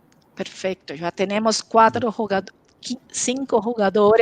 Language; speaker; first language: Spanish; non-native, local second language; Portuguese